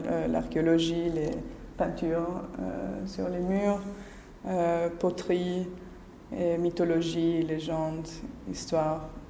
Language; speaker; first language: French; non-native, fluent; Spanish